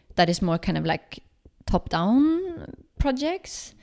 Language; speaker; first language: English; non-native, fluent; Swedish